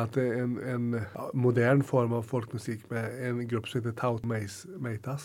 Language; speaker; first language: Swedish; native; Swedish